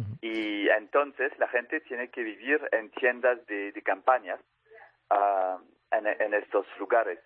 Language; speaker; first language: Spanish; non-native, fluent; French